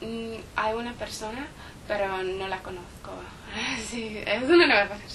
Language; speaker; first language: Spanish; non-native, learner; English